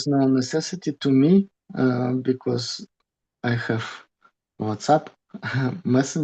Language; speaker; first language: English; non-native, learner; Russian